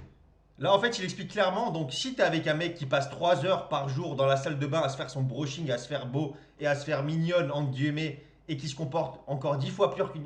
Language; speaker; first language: French; native; French